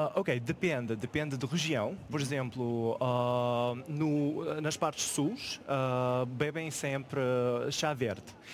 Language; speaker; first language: Portuguese; non-native, fluent; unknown